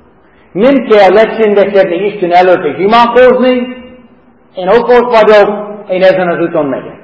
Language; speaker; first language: Hungarian; non-native, learner; English